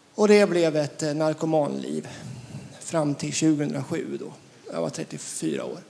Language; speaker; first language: Swedish; native; Swedish